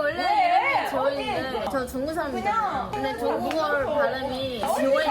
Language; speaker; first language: Korean; non-native, learner; Chinese